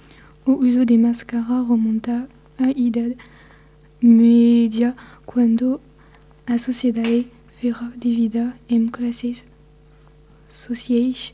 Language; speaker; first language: Portuguese; non-native, learner; French